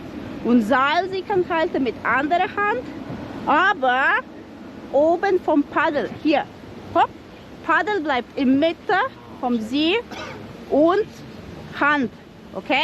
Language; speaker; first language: German; non-native, learner; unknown